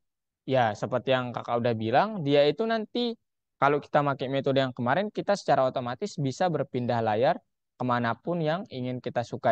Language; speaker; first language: Indonesian; native; Indonesian